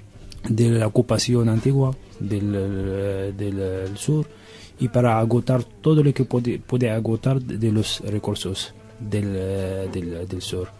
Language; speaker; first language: Spanish; non-native, learner; Arabic